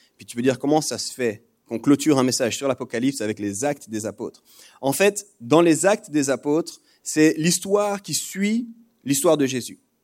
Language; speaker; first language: French; native; French